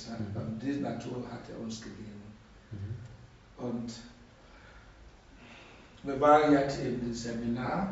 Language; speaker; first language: German; non-native, learner; Russian